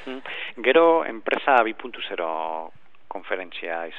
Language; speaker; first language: Basque; non-native, learner; Spanish